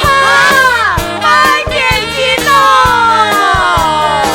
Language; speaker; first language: Chinese; native; Chinese